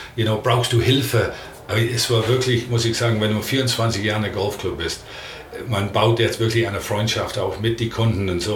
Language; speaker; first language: German; non-native, learner; English